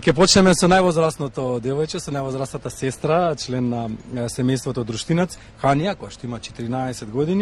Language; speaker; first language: Macedonian; native; Macedonian